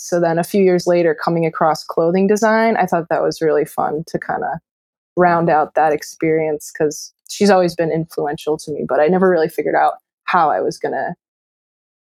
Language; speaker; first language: English; native; English